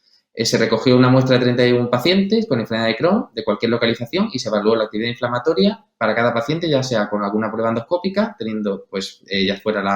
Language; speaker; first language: Spanish; native; Spanish